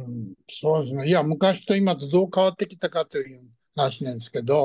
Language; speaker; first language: Japanese; early bilingual, heritage; Japanese